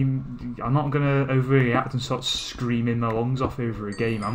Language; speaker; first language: English; native; English